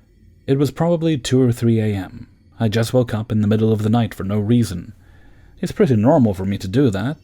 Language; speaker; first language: English; native; English